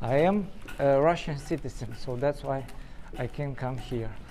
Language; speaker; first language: English; non-native, learner; Romanian